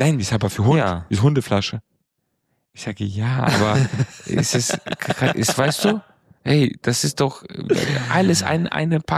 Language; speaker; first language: German; non-native, fluent; Romanian